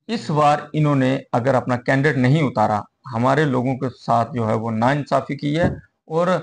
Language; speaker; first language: Hindi; native; Hindi